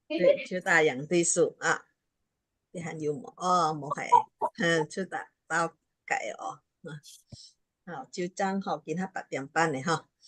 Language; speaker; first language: Chinese; non-native, local second language; Hakka Chinese